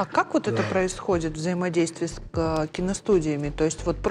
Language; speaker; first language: Russian; native; Russian